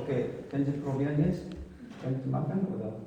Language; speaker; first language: German; non-native, fluent; Korean